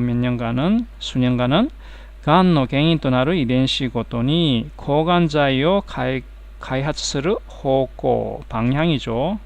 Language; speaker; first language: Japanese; non-native, fluent; Korean